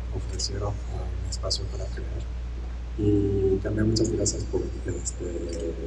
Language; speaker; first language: Spanish; non-native, fluent; Japanese